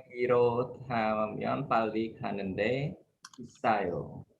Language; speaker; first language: Korean; non-native, learner; Khmer